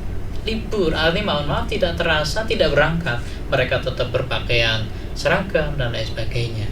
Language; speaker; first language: Indonesian; native; Indonesian